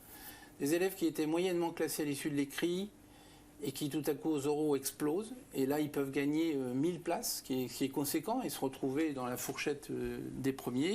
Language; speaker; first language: French; native; French